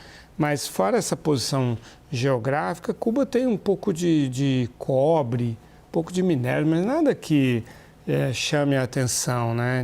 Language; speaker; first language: Portuguese; native; Portuguese